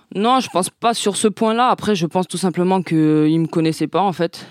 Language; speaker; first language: French; non-native, local second language; Guadeloupean Creole French